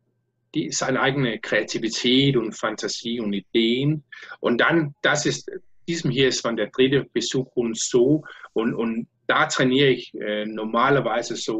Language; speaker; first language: German; non-native, learner; Danish